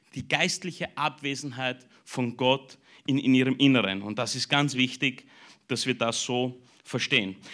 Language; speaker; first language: German; native; German